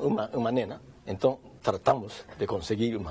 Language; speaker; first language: Portuguese; non-native, learner; Japanese